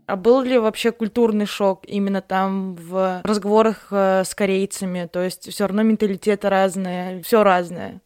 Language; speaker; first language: Russian; native; Russian